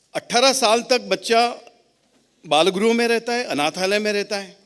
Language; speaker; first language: Hindi; non-native, local second language; Marathi